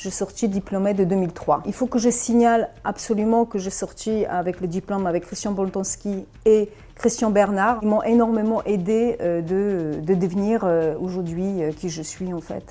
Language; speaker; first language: French; non-native, fluent; Polish